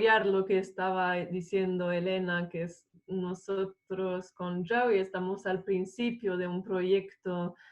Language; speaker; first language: Spanish; non-native, fluent; English